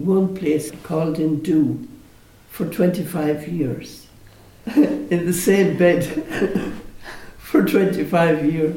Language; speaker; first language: English; native; English